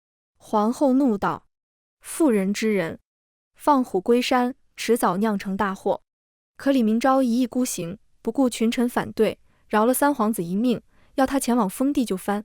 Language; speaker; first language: Chinese; native; Chinese